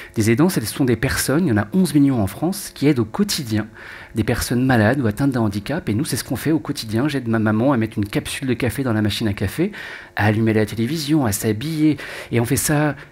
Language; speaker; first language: French; native; French